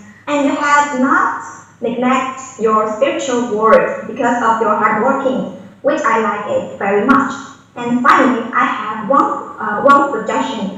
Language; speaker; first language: English; non-native, learner; Chinese